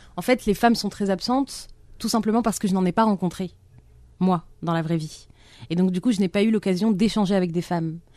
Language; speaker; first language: French; non-native, local second language; Arabic